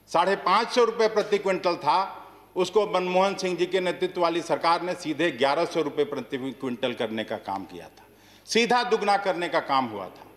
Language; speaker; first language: Hindi; native; Hindi